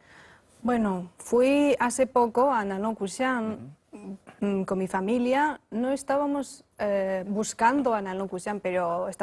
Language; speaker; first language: Spanish; non-native, fluent; Chinese